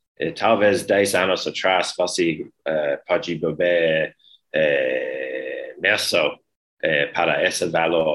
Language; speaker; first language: Portuguese; non-native, learner; English